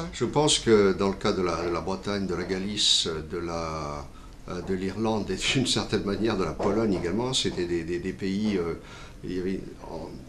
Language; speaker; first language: French; native; French